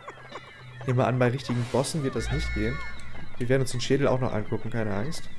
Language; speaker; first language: German; native; German